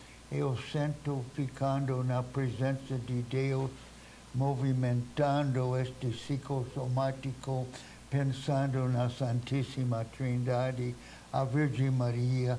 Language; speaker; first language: Portuguese; non-native, fluent; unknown